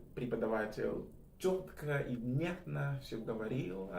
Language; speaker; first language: Russian; non-native, fluent; English